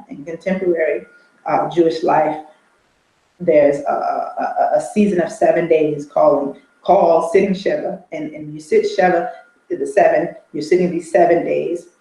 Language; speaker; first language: English; native; English